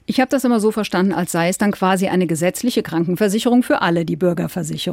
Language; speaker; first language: German; native; German